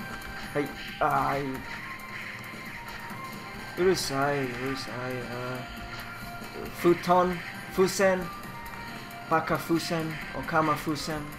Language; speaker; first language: Japanese; non-native, learner; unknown